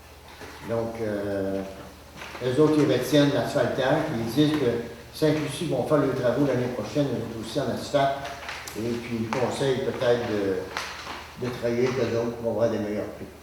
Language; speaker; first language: French; native; French